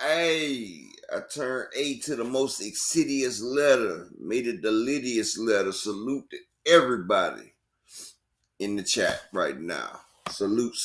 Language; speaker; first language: English; native; English